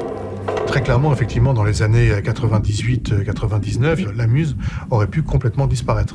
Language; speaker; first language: French; native; French